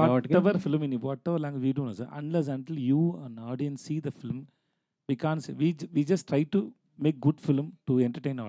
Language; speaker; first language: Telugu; non-native, learner; Tamil